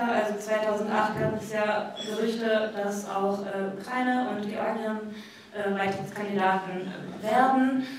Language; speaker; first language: German; native; German